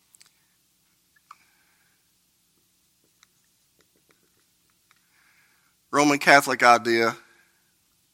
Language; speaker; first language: English; native; English